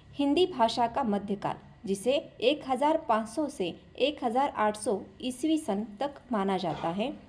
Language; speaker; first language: Hindi; non-native, local second language; Marathi